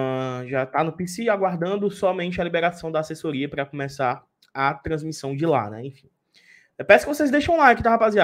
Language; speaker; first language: Portuguese; native; Portuguese